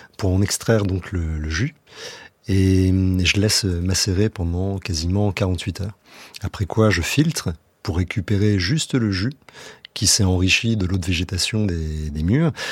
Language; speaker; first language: French; native; French